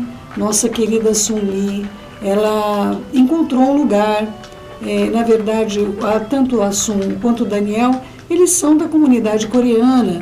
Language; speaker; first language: Portuguese; native; Portuguese